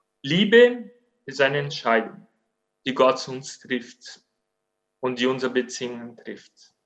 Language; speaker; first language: German; non-native, fluent; Portuguese